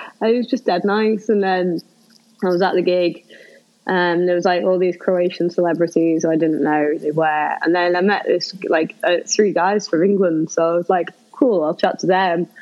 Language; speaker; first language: English; native; English